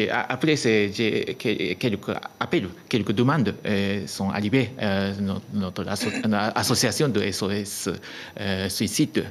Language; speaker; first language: French; non-native, learner; Japanese